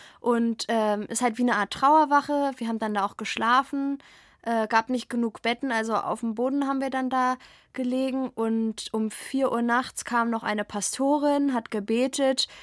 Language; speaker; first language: German; native; German